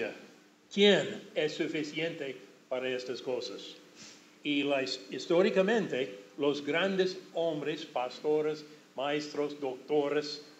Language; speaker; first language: Spanish; non-native, fluent; English